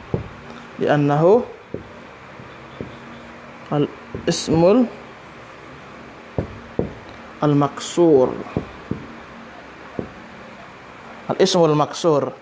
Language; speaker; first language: Arabic; non-native, fluent; Indonesian